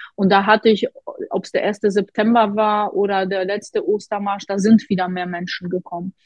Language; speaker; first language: German; non-native, fluent; Polish